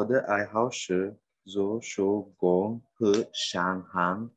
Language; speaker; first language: Chinese; non-native, learner; Filipino